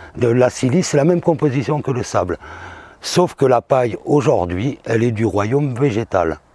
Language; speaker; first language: French; native; French